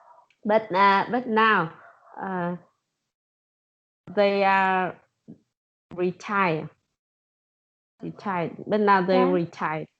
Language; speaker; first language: English; non-native, learner; Vietnamese